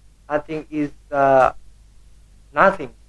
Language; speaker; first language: English; non-native, learner; Indonesian